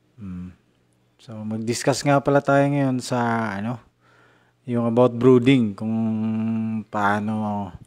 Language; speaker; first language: Filipino; non-native, local second language; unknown